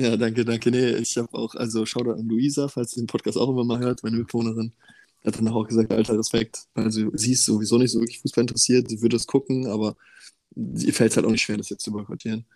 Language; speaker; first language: German; native; German